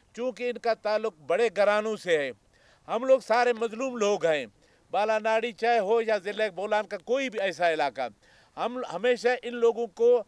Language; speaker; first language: Urdu; non-native, local second language; Baluchi